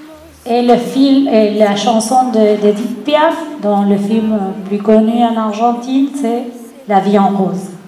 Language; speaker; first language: French; non-native, fluent; Spanish